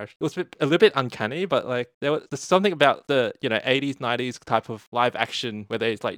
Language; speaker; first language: English; native; English